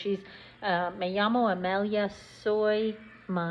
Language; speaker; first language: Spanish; non-native, learner; English